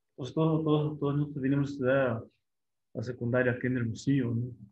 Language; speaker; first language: Spanish; non-native, local second language; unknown